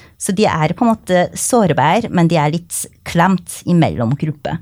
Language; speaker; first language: Norwegian; non-native, fluent; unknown